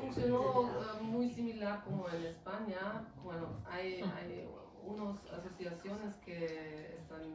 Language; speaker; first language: Spanish; non-native, fluent; German